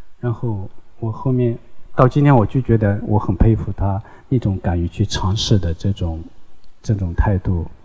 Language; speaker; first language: Chinese; non-native, local second language; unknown